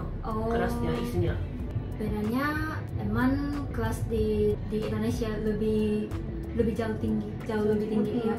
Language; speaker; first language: Indonesian; non-native, fluent; Japanese